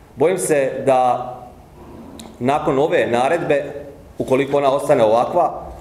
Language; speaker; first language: Croatian; native; Croatian